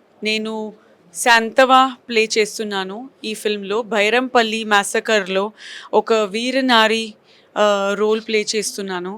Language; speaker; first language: Telugu; non-native, local second language; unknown